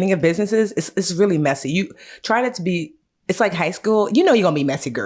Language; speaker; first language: English; native; English